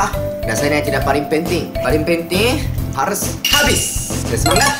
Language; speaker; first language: Indonesian; non-native, learner; Japanese